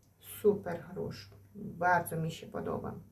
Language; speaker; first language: Polish; non-native, fluent; Ukrainian